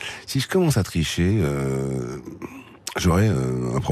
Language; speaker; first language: French; native; French